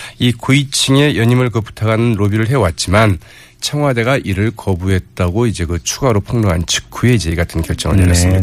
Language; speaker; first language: Korean; native; Korean